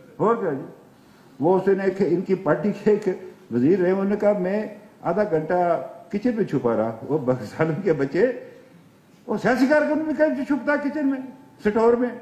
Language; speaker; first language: Urdu; non-native, local second language; Pahari-Potwari